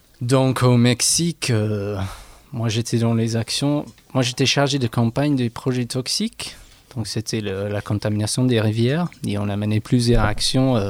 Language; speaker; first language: French; non-native, fluent; English